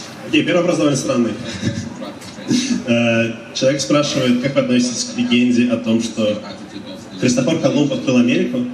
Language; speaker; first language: Russian; native; Russian